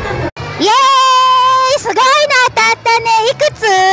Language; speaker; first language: Japanese; native; Japanese